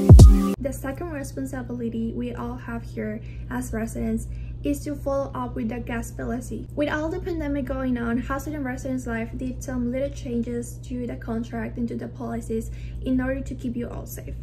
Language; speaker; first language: English; non-native, local second language; Spanish